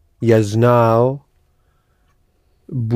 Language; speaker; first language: Russian; non-native, learner; English